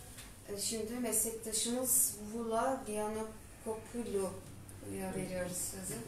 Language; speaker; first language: Turkish; native; Turkish